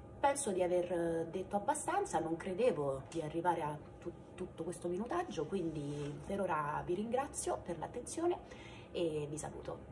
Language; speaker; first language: Italian; native; Italian